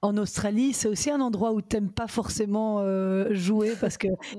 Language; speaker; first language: French; native; French